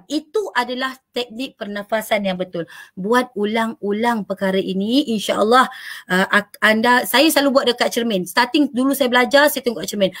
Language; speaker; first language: Malay; native; Malay